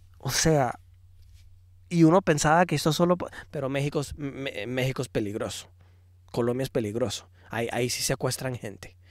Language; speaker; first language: Spanish; early bilingual, heritage; Spanish